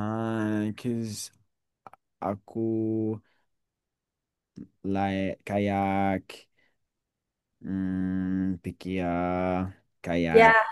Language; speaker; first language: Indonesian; non-native, learner; English